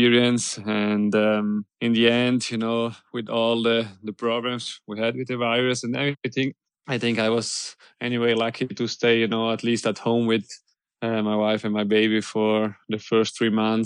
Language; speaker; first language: English; non-native, fluent; German